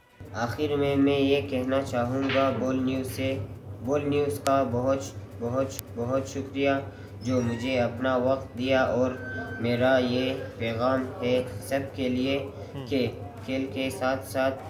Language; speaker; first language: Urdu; non-native, local second language; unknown